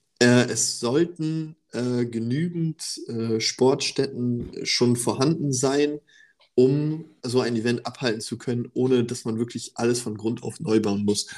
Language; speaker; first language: German; native; German